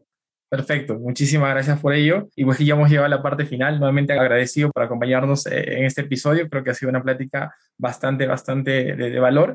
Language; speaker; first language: Spanish; native; Spanish